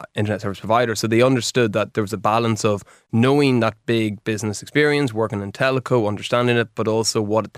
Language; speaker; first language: English; native; English